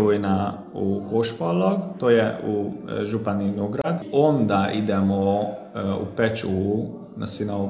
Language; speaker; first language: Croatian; non-native, local second language; Hungarian